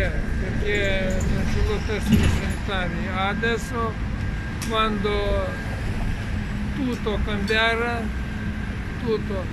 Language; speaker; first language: Italian; non-native, learner; Lithuanian